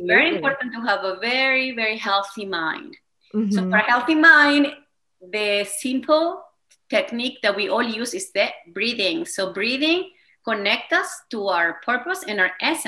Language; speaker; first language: English; non-native, fluent; Spanish